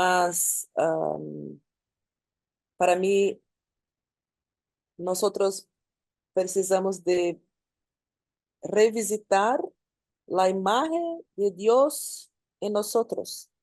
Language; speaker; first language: Spanish; non-native, learner; Portuguese